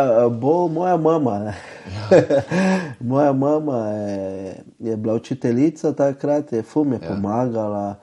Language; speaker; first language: Slovenian; non-native, fluent; Portuguese